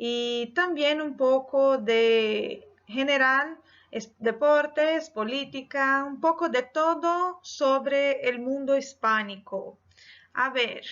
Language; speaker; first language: Spanish; non-native, fluent; Portuguese